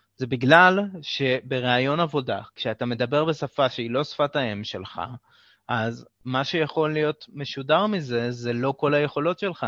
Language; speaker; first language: Hebrew; native; Hebrew